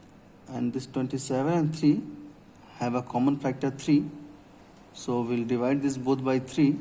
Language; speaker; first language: English; non-native, local second language; Hindi